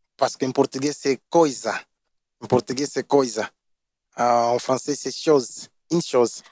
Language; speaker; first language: French; non-native, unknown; Portuguese